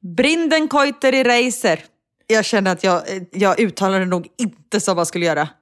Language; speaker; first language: Swedish; native; Swedish